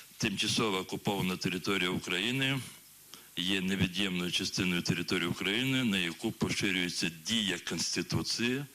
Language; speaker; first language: Ukrainian; non-native, local second language; Crimean Tatar